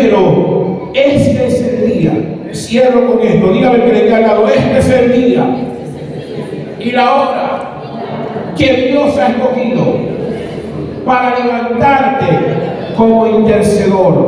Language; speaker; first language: Spanish; native; Spanish